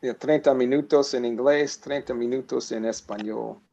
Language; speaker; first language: Spanish; non-native, learner; English